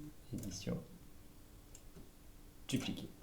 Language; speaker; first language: French; native; French